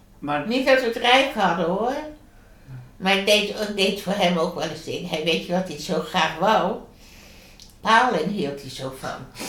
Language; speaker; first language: Dutch; native; Dutch